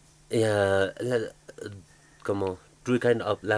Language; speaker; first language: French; non-native, learner; Sherpa